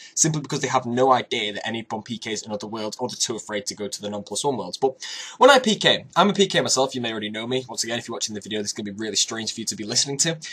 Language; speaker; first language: English; native; English